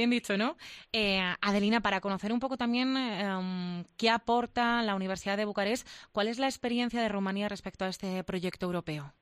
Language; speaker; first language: Spanish; native; Spanish